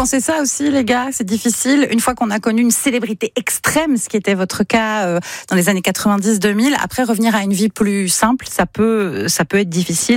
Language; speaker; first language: French; native; French